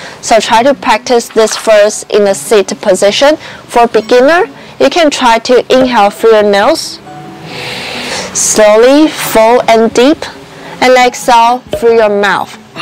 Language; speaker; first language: English; non-native, fluent; Chinese